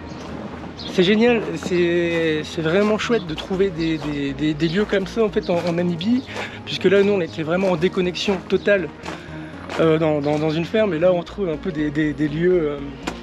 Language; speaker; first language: French; native; French